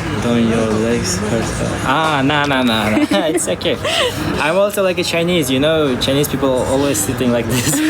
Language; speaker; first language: English; non-native, fluent; Uzbek